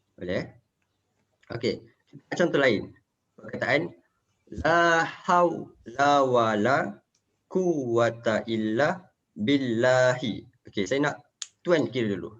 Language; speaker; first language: Malay; native; Malay